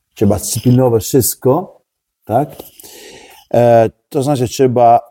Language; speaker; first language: Polish; non-native, learner; Italian